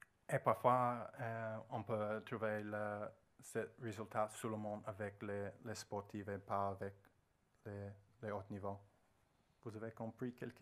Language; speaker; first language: French; non-native, learner; English